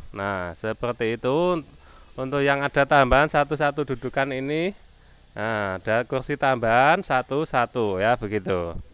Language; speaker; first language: Indonesian; non-native, local second language; Javanese